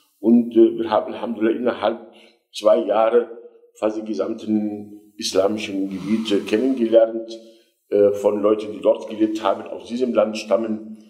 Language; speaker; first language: German; non-native, fluent; Arabic